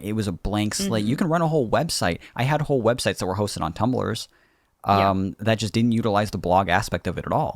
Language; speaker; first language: English; native; English